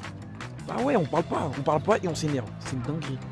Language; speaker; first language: French; native; French